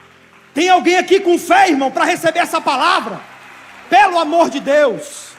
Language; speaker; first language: Portuguese; native; Portuguese